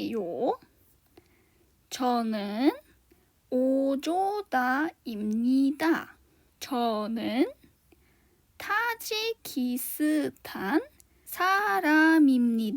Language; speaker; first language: Korean; non-native, fluent; Tajik